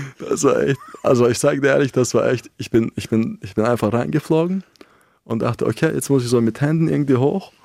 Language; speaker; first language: German; non-native, fluent; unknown